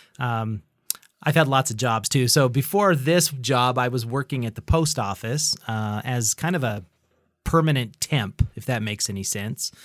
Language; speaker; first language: English; native; English